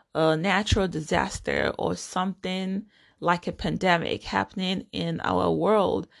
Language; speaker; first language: English; non-native, local second language; Igbo